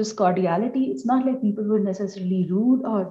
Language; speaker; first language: English; non-native, local second language; Bangla